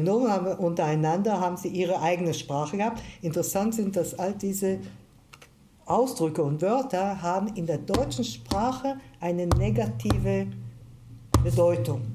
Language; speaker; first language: German; early bilingual, heritage; German